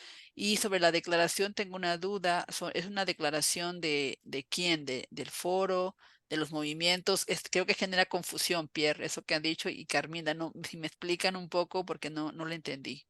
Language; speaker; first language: Spanish; native; Spanish